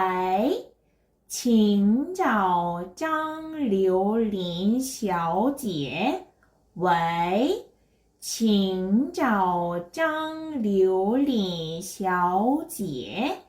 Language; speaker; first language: Chinese; non-native, fluent; Korean